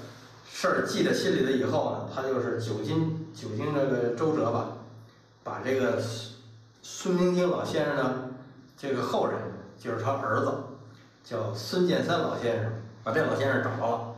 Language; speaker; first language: Chinese; native; Chinese